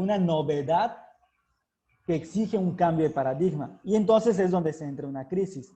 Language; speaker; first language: Spanish; native; Spanish